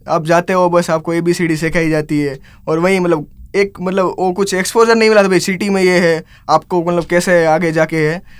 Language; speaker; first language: Hindi; non-native, local second language; Gujarati